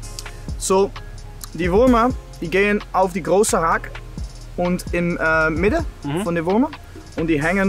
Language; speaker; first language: German; non-native, learner; Dutch